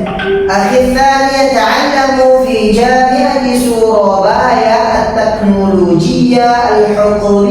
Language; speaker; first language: Arabic; non-native, learner; Indonesian